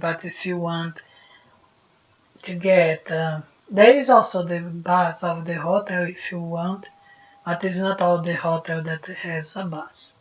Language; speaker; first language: English; non-native, fluent; Portuguese